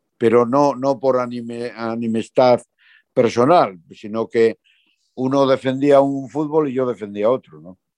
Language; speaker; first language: Spanish; native; Spanish